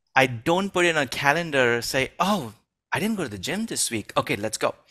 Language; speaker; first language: English; non-native, local second language; Hindi